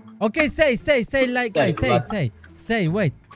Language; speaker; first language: English; non-native, learner; German